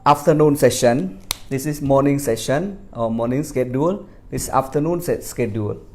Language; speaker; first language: English; non-native, fluent; Khmer